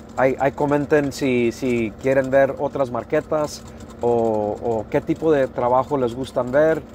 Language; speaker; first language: Spanish; early bilingual, heritage; Spanish